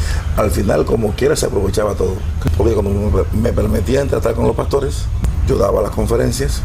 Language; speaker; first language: Spanish; native; Spanish